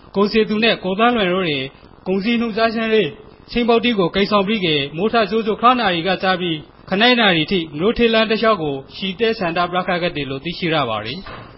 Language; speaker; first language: Burmese; native; Burmese